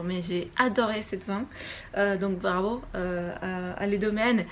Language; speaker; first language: French; non-native, fluent; Spanish